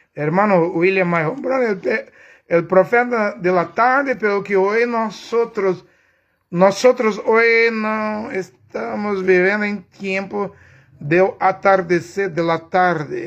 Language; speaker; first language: Spanish; non-native, learner; Portuguese